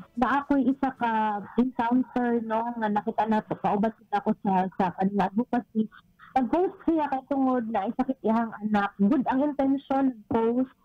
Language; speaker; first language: Cebuano; native; Cebuano